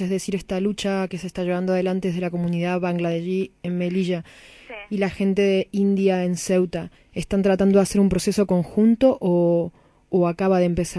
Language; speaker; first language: Spanish; native; Spanish